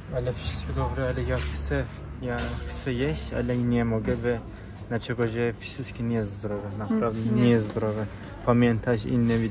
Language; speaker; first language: Polish; non-native, learner; Turkish